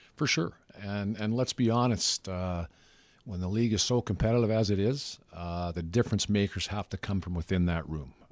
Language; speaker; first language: English; native; English